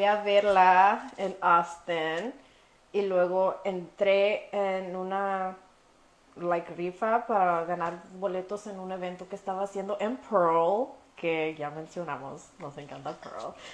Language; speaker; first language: Spanish; early bilingual, heritage; Spanish